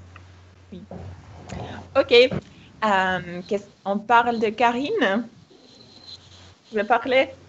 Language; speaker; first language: French; non-native, fluent; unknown